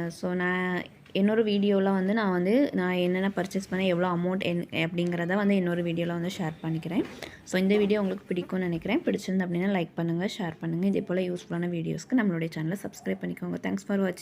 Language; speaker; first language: Tamil; native; Tamil